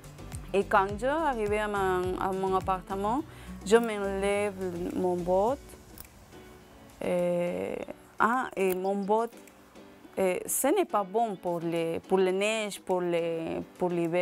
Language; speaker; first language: French; non-native, learner; Spanish